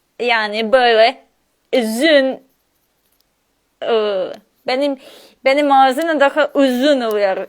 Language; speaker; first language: Turkish; non-native, learner; Serbian